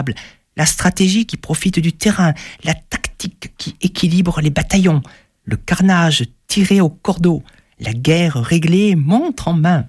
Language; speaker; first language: French; native; French